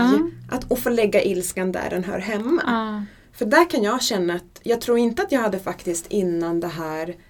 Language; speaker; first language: Swedish; native; Swedish